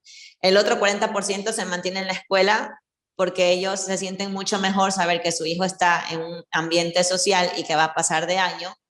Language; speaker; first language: Spanish; native; Spanish